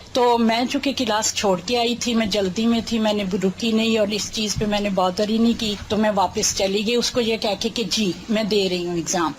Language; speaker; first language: Urdu; native; Urdu